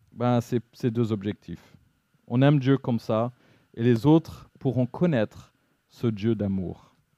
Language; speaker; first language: French; non-native, fluent; English